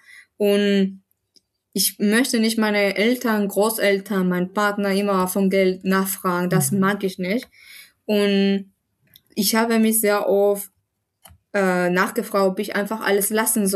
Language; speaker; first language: German; non-native, fluent; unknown